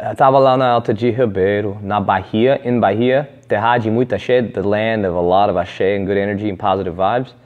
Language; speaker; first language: English; native; English